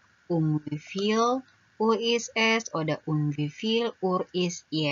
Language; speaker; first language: German; non-native, fluent; Indonesian